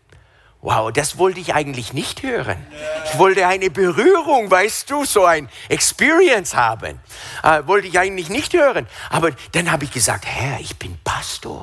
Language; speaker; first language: German; non-native, fluent; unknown